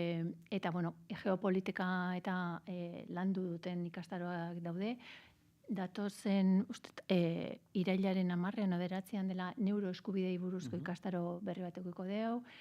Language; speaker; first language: Basque; native; Basque